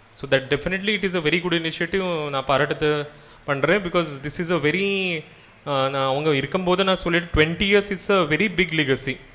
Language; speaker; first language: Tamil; non-native, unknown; Marathi